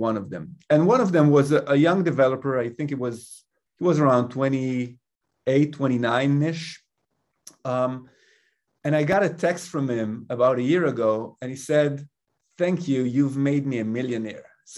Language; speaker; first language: English; non-native, fluent; Hebrew